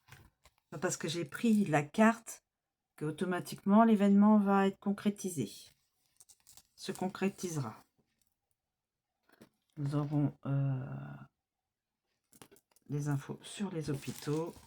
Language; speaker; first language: French; native; French